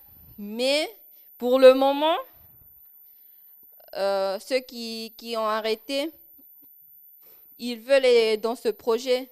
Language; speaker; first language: French; non-native, local second language; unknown